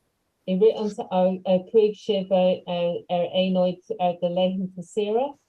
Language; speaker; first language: Irish; non-native, local second language; English